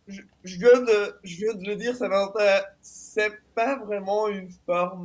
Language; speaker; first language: French; non-native, fluent; Italian